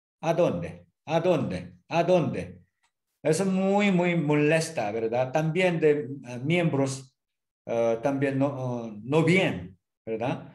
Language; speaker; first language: Spanish; non-native, learner; Korean